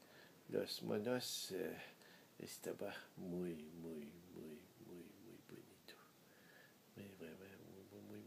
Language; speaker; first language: Spanish; non-native, learner; French